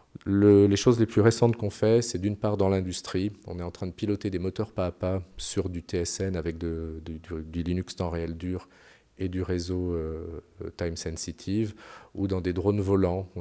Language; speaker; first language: French; native; French